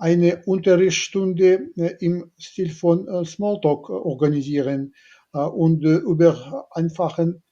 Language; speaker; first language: German; non-native, learner; Russian